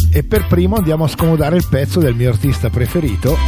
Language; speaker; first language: Italian; native; Italian